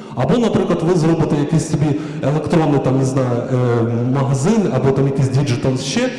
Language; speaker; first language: Ukrainian; native; Ukrainian